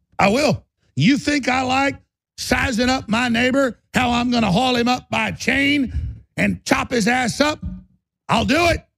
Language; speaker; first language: English; non-native, local second language; French